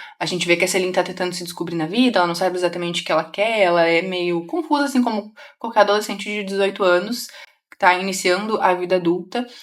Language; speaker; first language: Portuguese; native; Portuguese